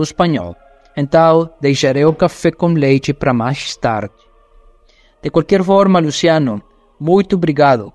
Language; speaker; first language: Portuguese; non-native, fluent; Spanish